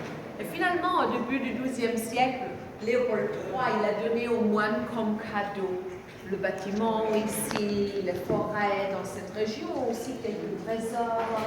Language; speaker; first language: French; non-native, fluent; German